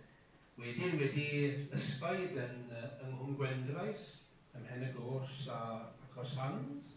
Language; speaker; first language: Welsh; native; Welsh